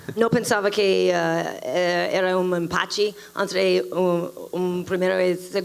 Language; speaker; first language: Portuguese; non-native, learner; English